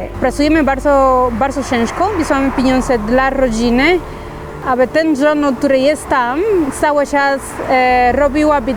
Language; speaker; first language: Polish; non-native, fluent; Spanish